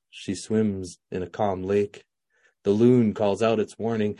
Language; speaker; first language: English; non-native, local second language; French